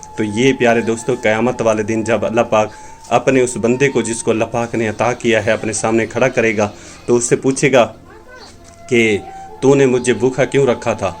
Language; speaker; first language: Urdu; non-native, local second language; Punjabi